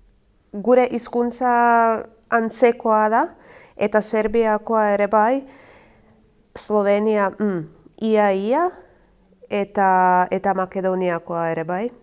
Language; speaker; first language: Basque; non-native, learner; Croatian